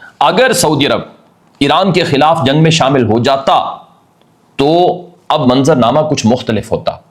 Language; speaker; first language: Urdu; native; Urdu